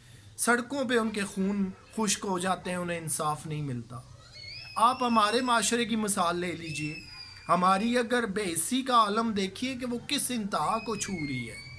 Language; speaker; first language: Urdu; native; Urdu